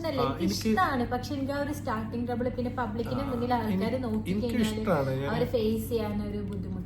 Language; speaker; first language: Malayalam; native; Malayalam